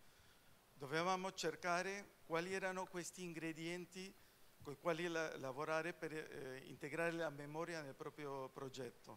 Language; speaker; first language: Italian; non-native, fluent; Spanish